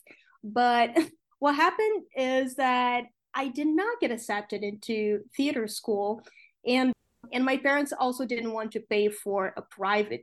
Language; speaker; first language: English; non-native, fluent; Portuguese